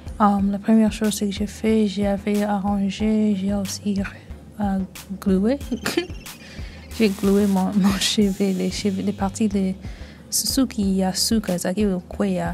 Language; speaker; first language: French; early bilingual, heritage; French